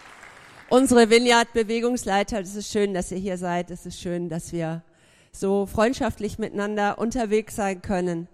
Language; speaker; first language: German; native; German